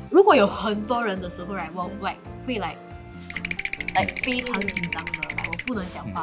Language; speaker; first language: Chinese; non-native, local second language; English